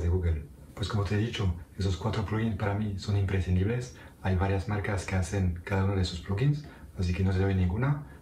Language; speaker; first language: Spanish; non-native, fluent; French